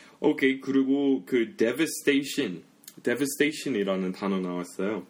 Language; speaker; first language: Korean; early bilingual, heritage; English